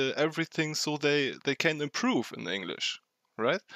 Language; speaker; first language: English; non-native, fluent; German